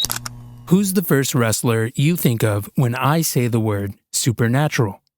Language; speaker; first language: English; native; English